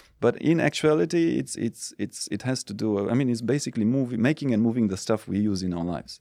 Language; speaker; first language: English; non-native, fluent; Romanian